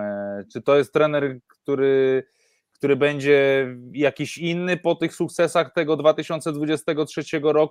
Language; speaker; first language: Polish; native; Polish